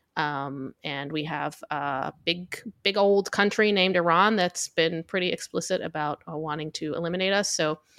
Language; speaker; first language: English; early bilingual, other home language; Hebrew